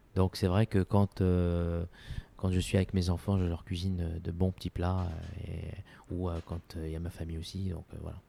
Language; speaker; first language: French; non-native, local second language; Arabic